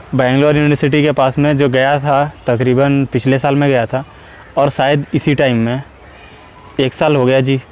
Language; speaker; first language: Hindi; native; Hindi